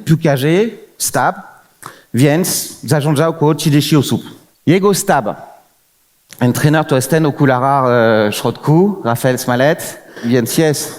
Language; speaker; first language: Polish; non-native, fluent; French